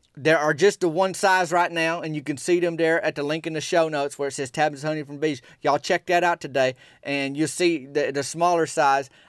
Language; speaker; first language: English; native; English